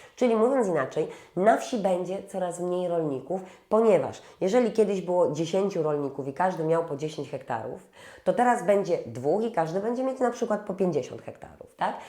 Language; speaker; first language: Polish; native; Polish